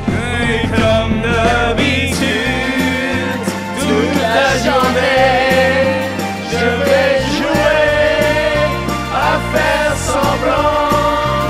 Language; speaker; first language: French; native; French